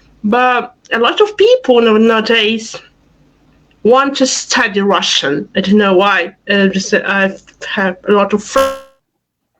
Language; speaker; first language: English; non-native, fluent; Russian